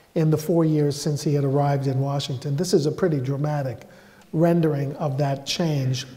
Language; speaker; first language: English; native; English